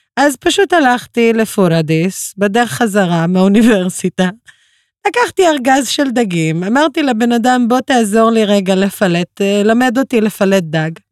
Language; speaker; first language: Hebrew; non-native, local second language; Arabic